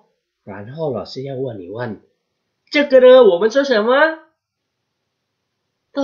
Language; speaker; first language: Chinese; non-native, fluent; Indonesian